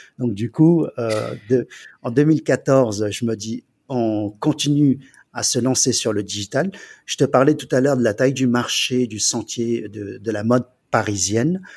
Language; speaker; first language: French; early bilingual, other home language; Chinese